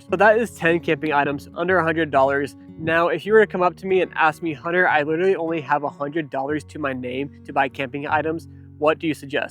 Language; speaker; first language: English; native; English